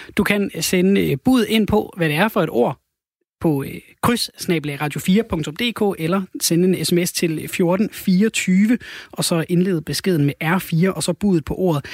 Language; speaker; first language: Danish; native; Danish